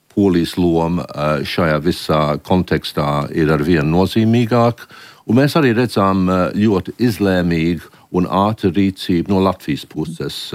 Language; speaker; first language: Latvian; early bilingual, heritage; Latvian